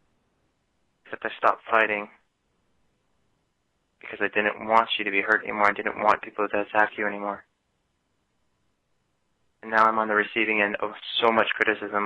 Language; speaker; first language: English; native; English